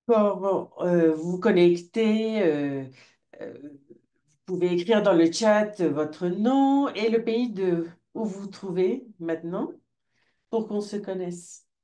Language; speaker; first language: French; non-native, fluent; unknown